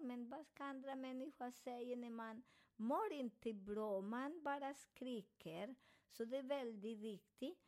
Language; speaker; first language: Swedish; non-native, fluent; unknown